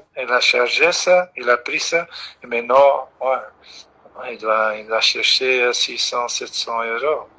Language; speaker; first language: French; non-native, local second language; Dutch